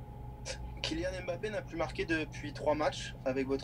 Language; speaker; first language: French; native; French